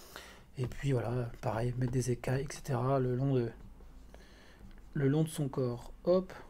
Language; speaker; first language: French; native; French